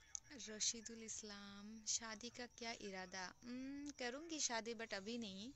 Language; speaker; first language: Hindi; non-native, local second language; Bangla